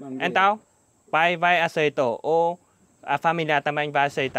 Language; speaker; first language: Portuguese; non-native, learner; Vietnamese